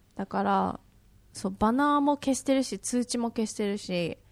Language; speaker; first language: Japanese; native; Japanese